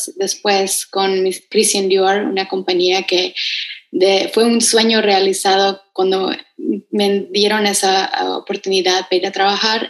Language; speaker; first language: Spanish; early bilingual, heritage; Spanish